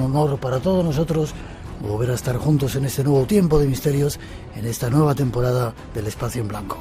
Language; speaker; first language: Spanish; native; Spanish